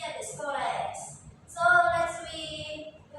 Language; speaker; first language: English; non-native, learner; Indonesian